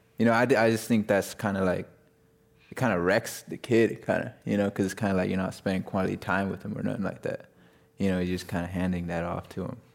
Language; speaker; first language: English; native; English